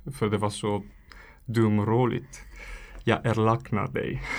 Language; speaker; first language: Swedish; non-native, learner; Italian